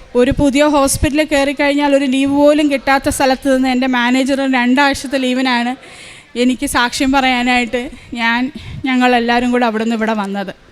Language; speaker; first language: Malayalam; native; Malayalam